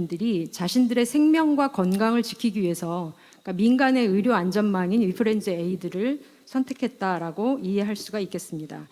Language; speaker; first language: Korean; native; Korean